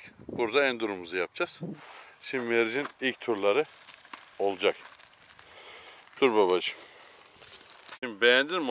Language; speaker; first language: Turkish; native; Turkish